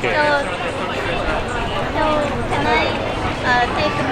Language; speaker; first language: English; non-native, learner; Japanese